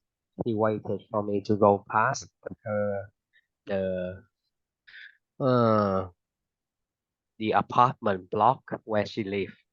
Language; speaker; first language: English; non-native, fluent; Vietnamese